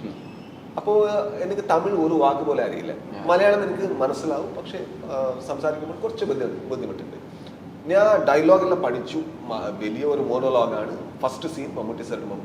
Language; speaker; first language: Malayalam; non-native, learner; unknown